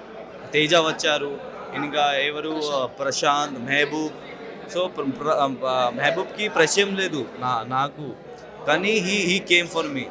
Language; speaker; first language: Telugu; non-native, learner; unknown